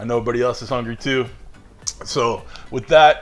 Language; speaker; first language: English; native; English